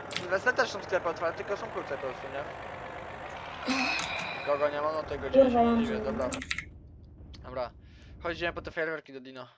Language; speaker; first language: Polish; native; Polish